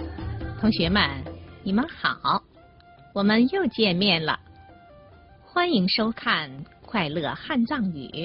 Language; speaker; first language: Chinese; native; Chinese